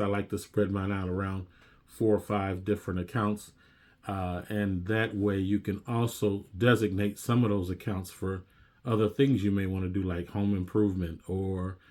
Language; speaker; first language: English; native; English